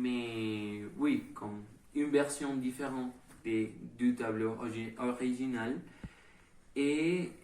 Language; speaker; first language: French; non-native, learner; Spanish